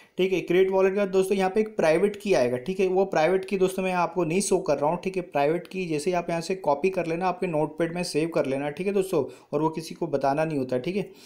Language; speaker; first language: Hindi; native; Hindi